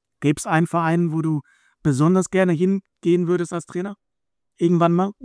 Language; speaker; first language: German; native; German